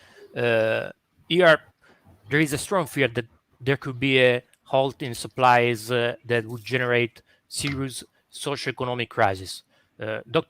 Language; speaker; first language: English; non-native, fluent; Italian